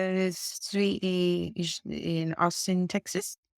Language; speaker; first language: French; non-native, learner; English